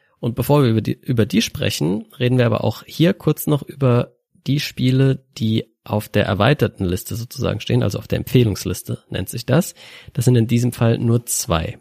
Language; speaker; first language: German; native; German